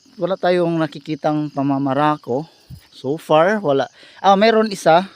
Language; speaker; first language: Filipino; non-native, local second language; Cebuano